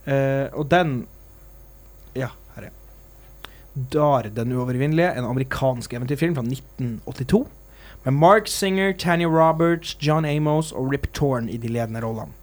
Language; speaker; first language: Norwegian; native; Norwegian